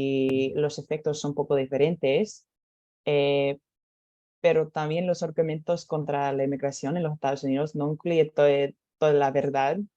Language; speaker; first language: Spanish; non-native, learner; English